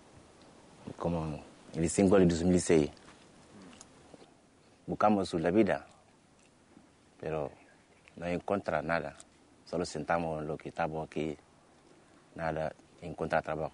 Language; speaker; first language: Spanish; non-native, learner; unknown